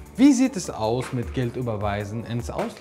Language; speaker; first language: German; non-native, learner; Arabic